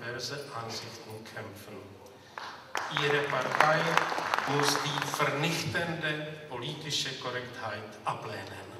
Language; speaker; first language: German; non-native, fluent; Czech